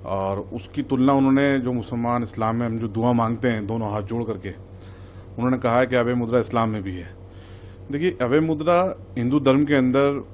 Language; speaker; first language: Hindi; native; Hindi